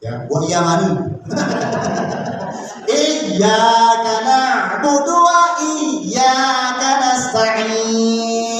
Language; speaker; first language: Indonesian; native; Indonesian